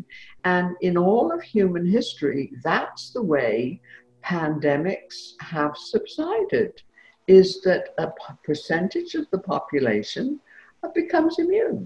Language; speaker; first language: English; native; English